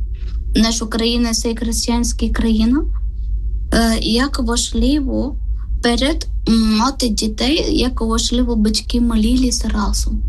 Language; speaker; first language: Ukrainian; non-native, learner; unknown